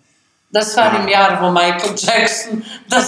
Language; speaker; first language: German; non-native, fluent; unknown